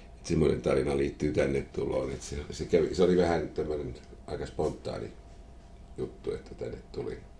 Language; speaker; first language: Finnish; native; Finnish